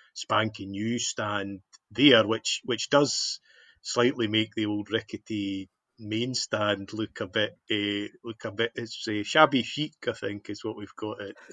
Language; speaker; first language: English; native; English